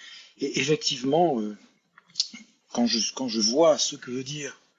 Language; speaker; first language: French; native; French